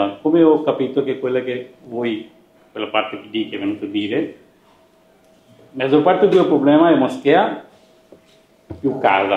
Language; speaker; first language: Italian; non-native, learner; Bangla